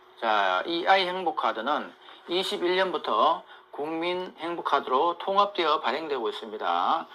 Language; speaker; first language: Korean; native; Korean